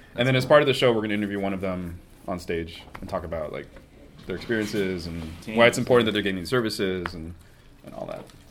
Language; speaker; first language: English; native; English